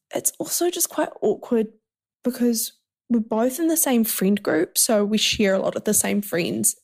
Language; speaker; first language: English; native; English